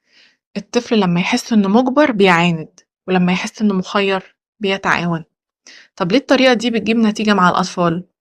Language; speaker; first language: Arabic; native; Arabic